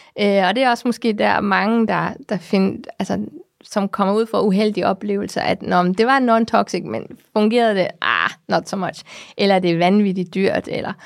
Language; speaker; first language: Danish; early bilingual, heritage; Danish